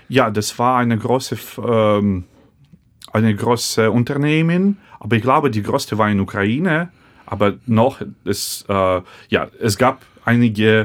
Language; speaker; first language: German; non-native, fluent; Russian